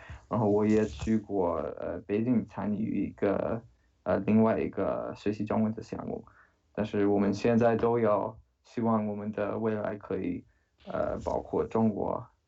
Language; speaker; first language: Chinese; non-native, fluent; English